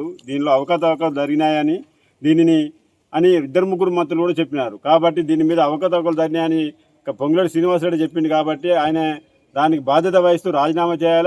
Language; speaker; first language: Telugu; native; Telugu